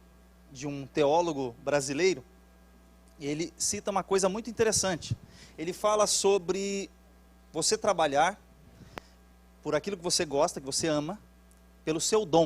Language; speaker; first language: Portuguese; native; Portuguese